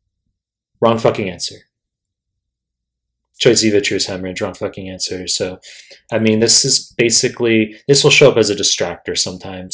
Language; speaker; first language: English; native; English